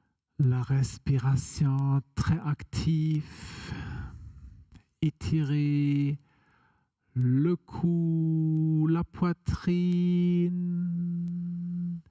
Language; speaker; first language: French; non-native, fluent; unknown